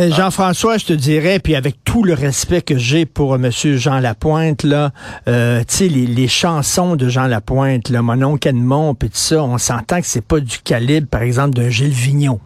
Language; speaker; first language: French; native; French